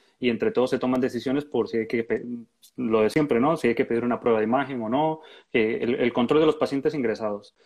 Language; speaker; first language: Spanish; native; Spanish